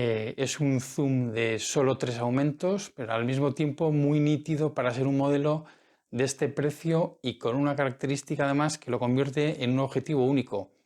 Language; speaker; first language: Spanish; native; Spanish